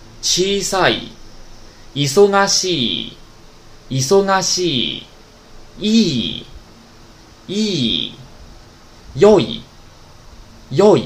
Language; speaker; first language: Japanese; non-native, fluent; Chinese